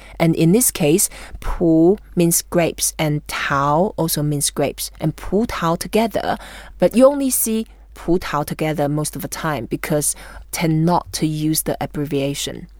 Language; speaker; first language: English; non-native, fluent; Chinese